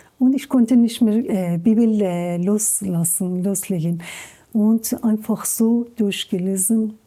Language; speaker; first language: German; non-native, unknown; Persian